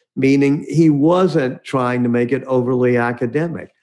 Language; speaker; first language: English; native; English